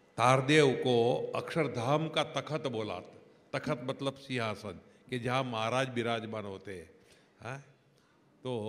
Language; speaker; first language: Hindi; non-native, local second language; Gujarati